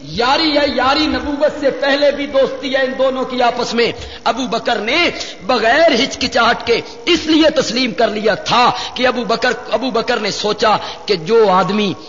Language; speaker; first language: Urdu; non-native, local second language; Punjabi